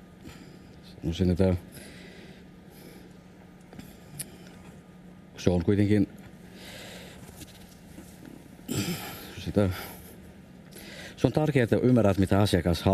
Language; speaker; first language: Finnish; non-native, fluent; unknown